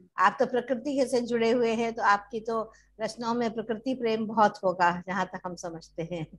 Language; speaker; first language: Hindi; native; Hindi